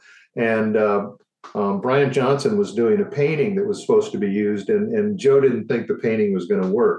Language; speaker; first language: English; native; English